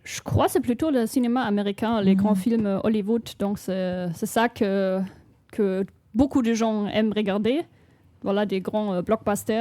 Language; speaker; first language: French; non-native, fluent; German